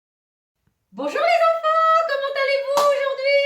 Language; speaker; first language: French; native; French